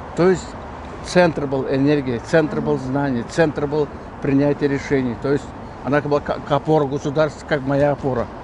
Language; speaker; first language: Russian; non-native, local second language; Kazakh